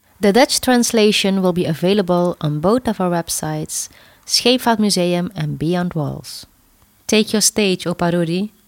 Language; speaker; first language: English; non-native, fluent; Dutch